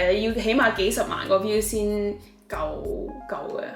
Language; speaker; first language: Cantonese; early bilingual, heritage; Cantonese